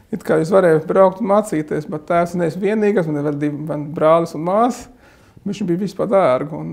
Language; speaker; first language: Latvian; non-native, fluent; Arabic